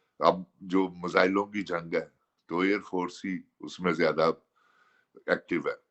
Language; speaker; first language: Urdu; non-native, local second language; Punjabi